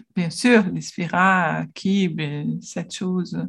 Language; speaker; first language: French; non-native, learner; Portuguese